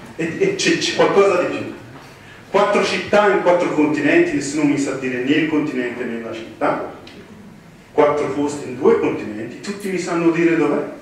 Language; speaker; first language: Italian; early bilingual, heritage; English